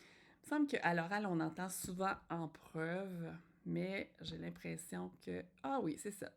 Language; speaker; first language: French; native; French